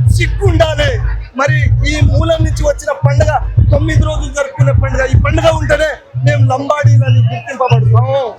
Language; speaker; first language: Telugu; non-native, local second language; Lambadi